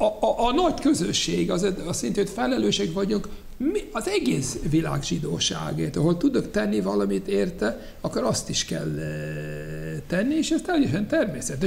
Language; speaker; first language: Hungarian; non-native, fluent; English